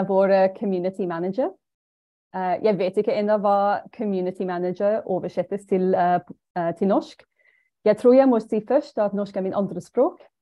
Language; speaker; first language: Norwegian; non-native, fluent; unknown